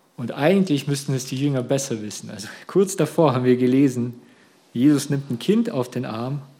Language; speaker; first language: German; early bilingual, other home language; Russian